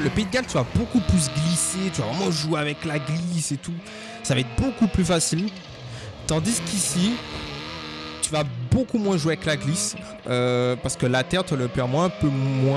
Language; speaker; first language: French; native; French